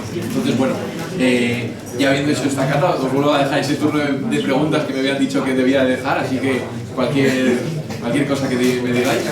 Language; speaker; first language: Spanish; native; Spanish